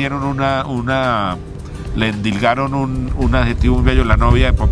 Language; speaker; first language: Spanish; native; Spanish